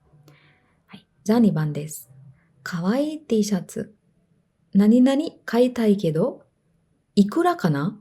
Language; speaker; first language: Japanese; non-native, fluent; Sinhala